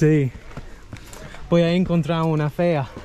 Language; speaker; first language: Spanish; non-native, learner; English